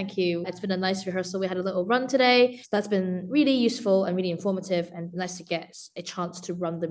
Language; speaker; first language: English; non-native, local second language; Cantonese